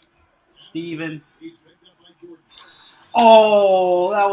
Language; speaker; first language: English; native; English